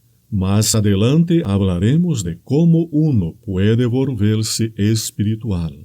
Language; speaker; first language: Spanish; non-native, fluent; Portuguese